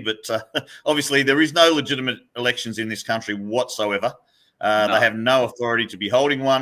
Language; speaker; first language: English; native; English